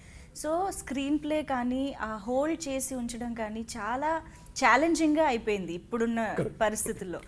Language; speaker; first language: Telugu; native; Telugu